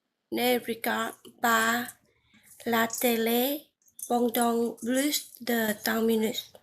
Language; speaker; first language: French; non-native, learner; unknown